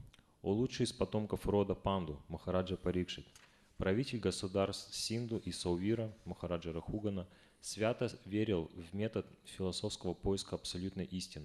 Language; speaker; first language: Russian; native; Russian